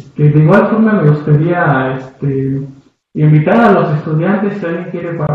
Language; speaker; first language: Spanish; native; Spanish